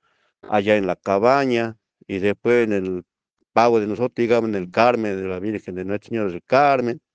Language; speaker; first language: Spanish; native; Spanish